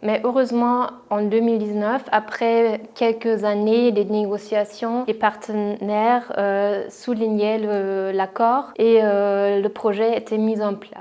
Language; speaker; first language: French; non-native, fluent; German